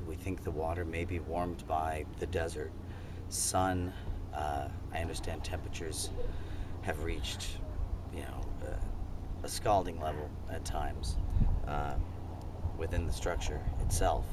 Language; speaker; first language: English; native; English